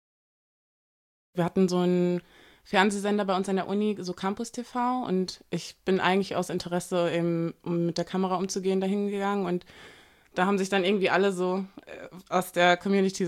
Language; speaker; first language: German; native; German